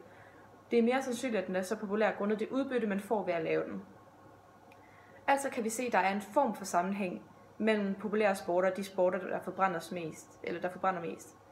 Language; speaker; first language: Danish; native; Danish